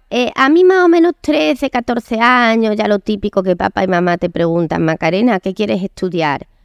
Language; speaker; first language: Spanish; native; Spanish